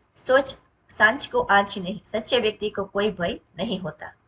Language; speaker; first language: Hindi; non-native, local second language; Gujarati